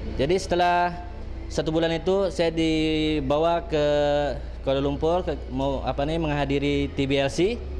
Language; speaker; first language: Malay; native; Malay